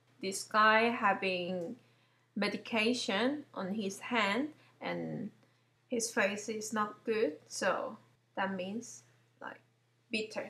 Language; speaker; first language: English; non-native, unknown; Korean